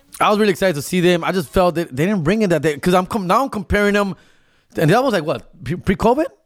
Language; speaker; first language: English; early bilingual, other home language; Spanish